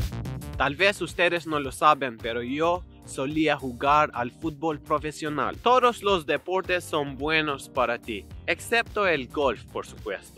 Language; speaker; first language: Spanish; non-native, learner; English